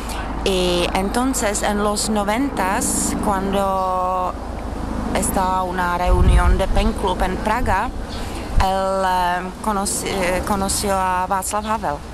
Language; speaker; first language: Spanish; non-native, fluent; Czech